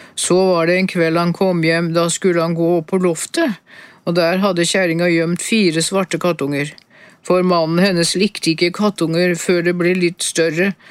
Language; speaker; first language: Norwegian; native; Norwegian